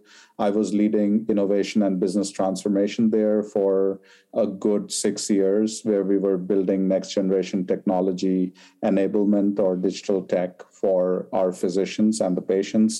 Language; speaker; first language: English; non-native, local second language; Hindi